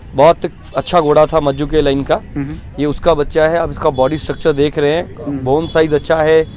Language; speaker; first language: Hindi; native; Hindi